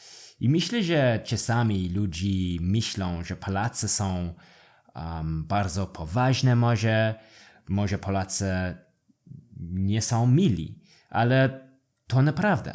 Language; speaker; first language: Polish; non-native, learner; English